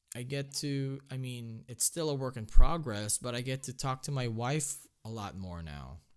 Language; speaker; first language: English; non-native, local second language; Filipino